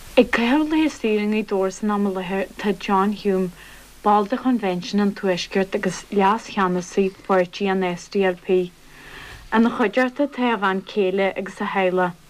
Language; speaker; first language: Irish; native; Irish